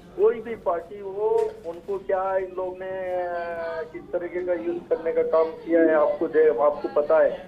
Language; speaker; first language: Hindi; non-native, local second language; Kannada